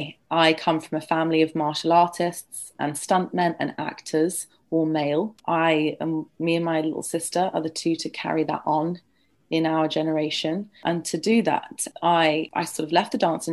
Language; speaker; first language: English; native; English